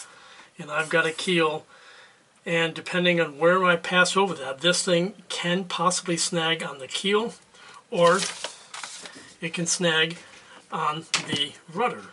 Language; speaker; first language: English; native; English